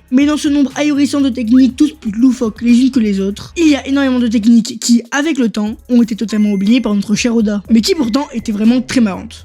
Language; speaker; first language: French; native; French